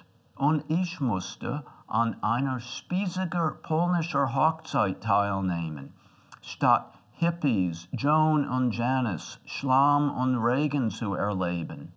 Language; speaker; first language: German; non-native, fluent; English